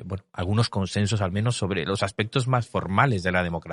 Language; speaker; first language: Spanish; native; Spanish